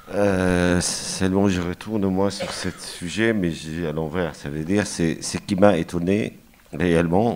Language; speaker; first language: French; non-native, fluent; Arabic